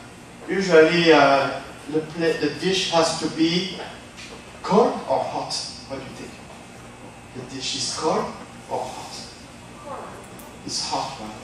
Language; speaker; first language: English; non-native, fluent; French